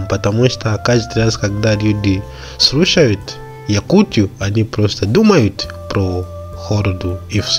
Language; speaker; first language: Russian; non-native, learner; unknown